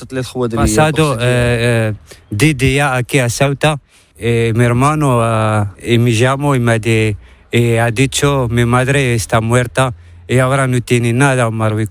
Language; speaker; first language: Spanish; non-native, learner; Arabic